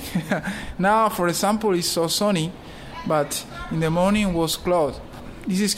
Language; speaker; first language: English; non-native, learner; Spanish